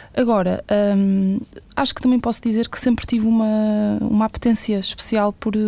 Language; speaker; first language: Portuguese; early bilingual, other home language; English